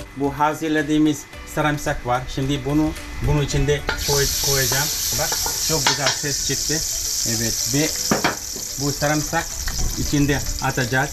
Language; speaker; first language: Turkish; non-native, learner; English